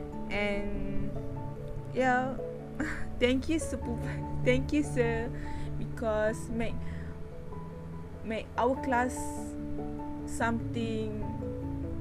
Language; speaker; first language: English; non-native, learner; Malay